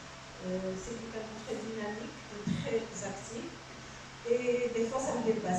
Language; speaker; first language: French; non-native, local second language; Arabic